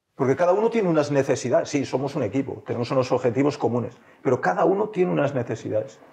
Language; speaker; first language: Spanish; early bilingual, heritage; French